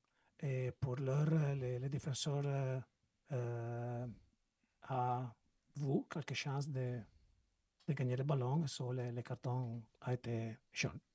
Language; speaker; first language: French; non-native, learner; Italian